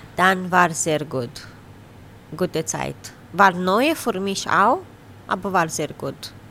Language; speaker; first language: German; non-native, learner; Romanian